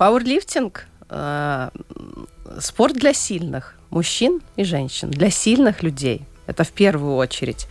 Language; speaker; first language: Russian; native; Russian